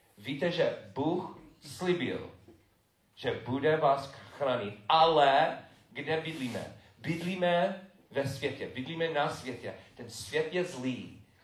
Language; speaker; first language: Czech; non-native, fluent; English